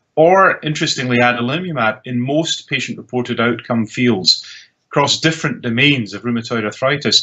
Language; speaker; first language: English; native; English